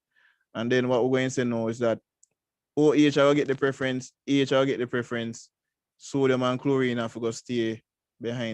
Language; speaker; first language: English; native; English